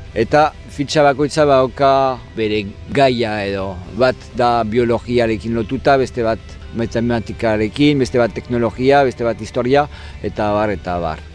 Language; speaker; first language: Basque; non-native, fluent; French